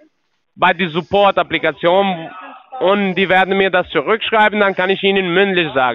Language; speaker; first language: German; non-native, learner; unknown